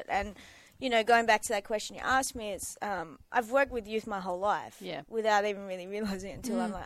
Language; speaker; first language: English; native; English